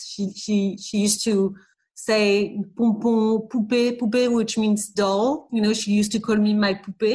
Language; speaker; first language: English; non-native, fluent; French